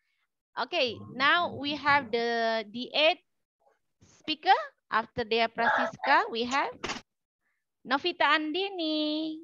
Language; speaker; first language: English; non-native, learner; Indonesian